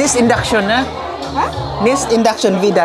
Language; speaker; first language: German; non-native, learner; Filipino